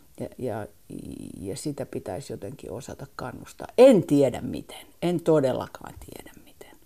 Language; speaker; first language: Finnish; native; Finnish